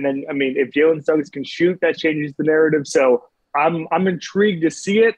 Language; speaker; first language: English; native; English